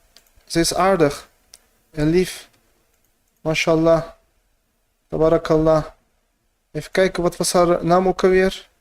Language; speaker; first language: Dutch; early bilingual, other home language; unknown